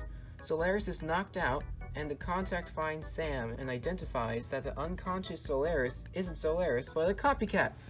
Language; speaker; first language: English; native; English